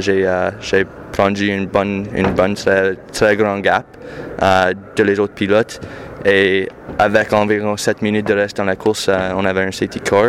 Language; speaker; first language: French; non-native, local second language; English